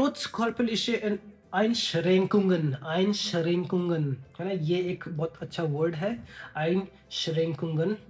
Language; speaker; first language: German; non-native, learner; Hindi